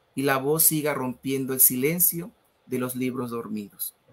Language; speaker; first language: Spanish; native; Spanish